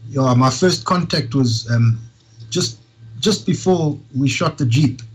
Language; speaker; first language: English; native; English